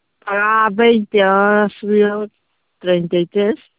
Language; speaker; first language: Spanish; native; Spanish